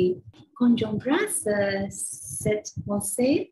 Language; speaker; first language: French; non-native, learner; Chinese